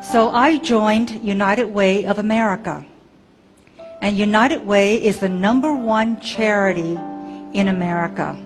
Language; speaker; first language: English; early bilingual, other home language; Chinese